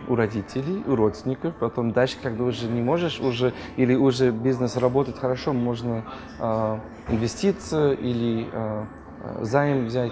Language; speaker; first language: Russian; non-native, fluent; English